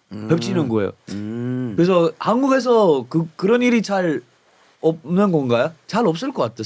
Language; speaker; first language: Korean; non-native, fluent; English